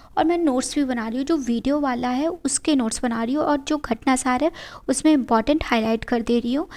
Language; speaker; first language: Hindi; native; Hindi